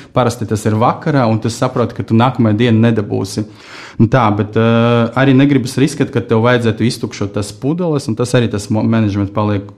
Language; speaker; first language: Latvian; non-native, local second language; Russian